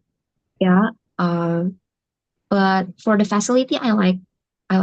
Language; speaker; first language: English; non-native, learner; Indonesian